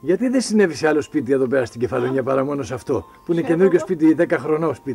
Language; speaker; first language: Greek; native; Greek